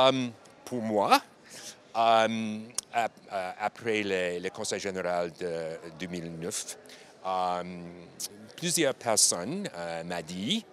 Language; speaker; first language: French; non-native, learner; English